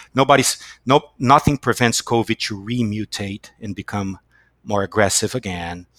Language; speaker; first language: English; non-native, fluent; Portuguese